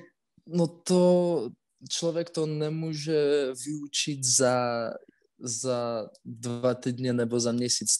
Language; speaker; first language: Czech; non-native, learner; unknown